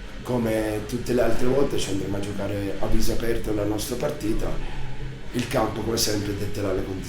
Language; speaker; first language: Italian; native; Italian